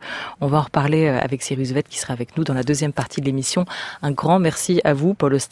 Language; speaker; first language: French; native; French